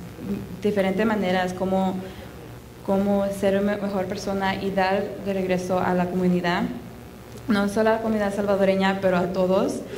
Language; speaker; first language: Spanish; early bilingual, heritage; Spanish